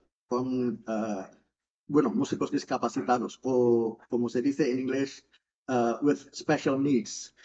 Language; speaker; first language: Spanish; non-native, fluent; Indonesian